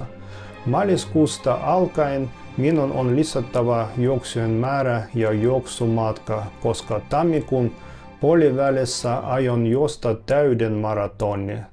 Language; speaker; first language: Finnish; non-native, fluent; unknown